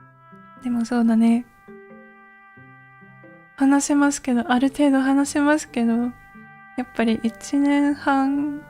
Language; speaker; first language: Japanese; non-native, learner; English